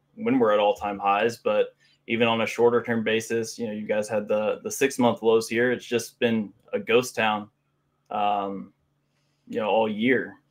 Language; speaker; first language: English; native; English